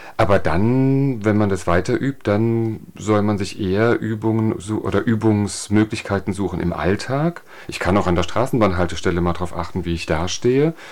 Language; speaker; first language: German; native; German